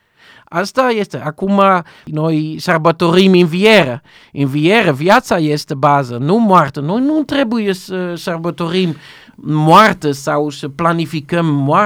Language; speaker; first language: Romanian; non-native, learner; Dutch